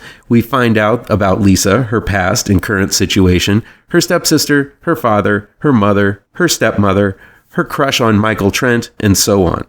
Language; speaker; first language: English; native; English